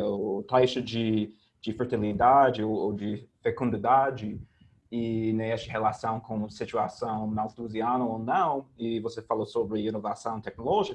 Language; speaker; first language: Portuguese; non-native, fluent; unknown